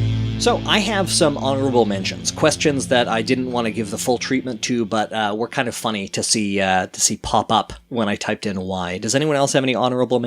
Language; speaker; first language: English; native; English